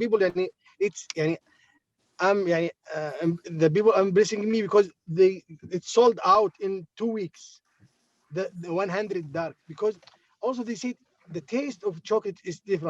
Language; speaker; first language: English; non-native, learner; Arabic